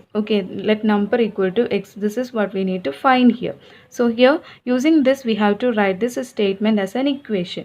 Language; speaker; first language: English; non-native, local second language; Malayalam